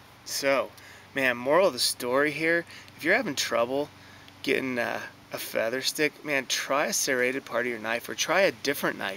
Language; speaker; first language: English; native; English